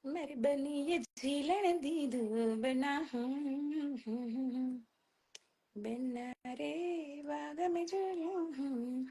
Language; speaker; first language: Hindi; non-native, local second language; Gujarati